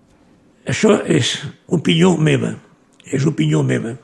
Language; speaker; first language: Catalan; native; Catalan